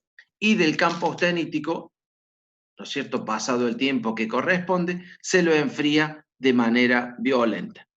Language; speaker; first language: Spanish; native; Spanish